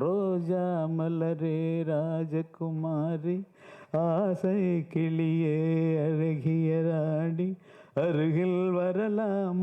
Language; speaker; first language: Tamil; native; Tamil